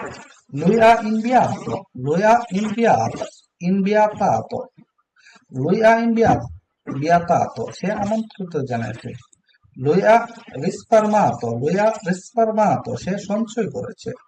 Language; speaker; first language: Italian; non-native, learner; Bangla